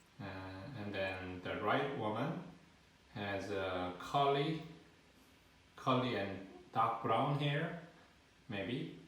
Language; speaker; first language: English; non-native, fluent; Korean